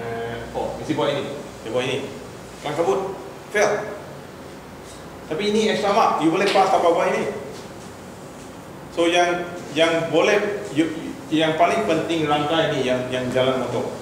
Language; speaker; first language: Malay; non-native, local second language; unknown